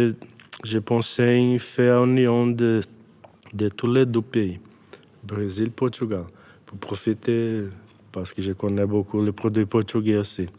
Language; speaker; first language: French; non-native, learner; Portuguese